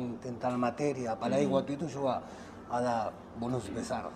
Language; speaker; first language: Indonesian; non-native, fluent; Spanish